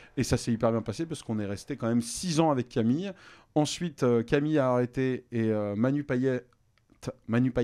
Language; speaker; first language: French; native; French